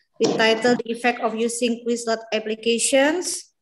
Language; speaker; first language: English; non-native, fluent; Indonesian